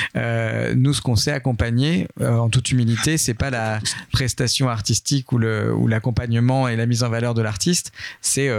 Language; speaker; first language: French; native; French